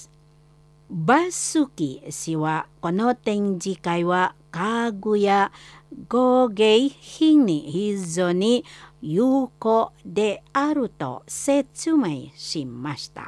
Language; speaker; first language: Japanese; non-native, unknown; Indonesian